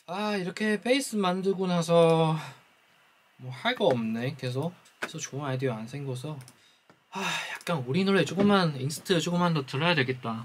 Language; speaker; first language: Korean; non-native, fluent; Chinese